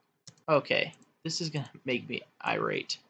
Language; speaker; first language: English; native; English